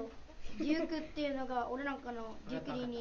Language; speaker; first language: Japanese; native; Japanese